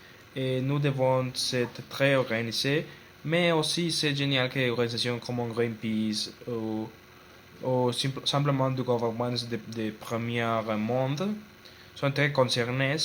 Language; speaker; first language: French; non-native, learner; Spanish